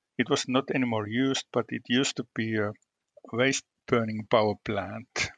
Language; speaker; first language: English; non-native, fluent; Finnish